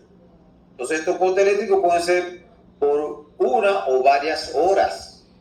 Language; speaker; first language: Spanish; native; Spanish